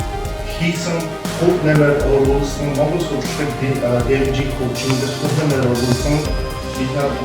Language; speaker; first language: Mongolian; non-native, learner; Polish